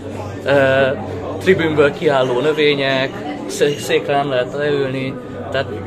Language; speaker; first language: Hungarian; native; Hungarian